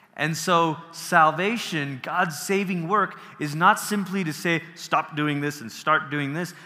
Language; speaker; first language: English; early bilingual, other home language; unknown